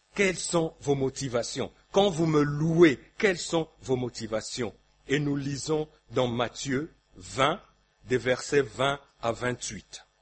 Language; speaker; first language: French; non-native, local second language; Lingala